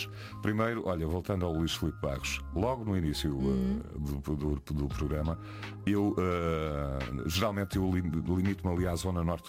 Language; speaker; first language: Portuguese; native; Portuguese